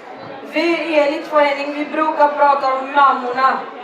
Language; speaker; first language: Swedish; non-native, learner; Swahili